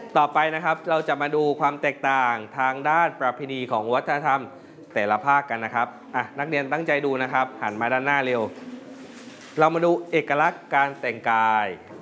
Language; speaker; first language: Thai; native; Thai